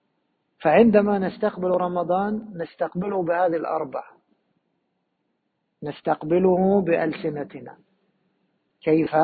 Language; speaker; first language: Arabic; native; Arabic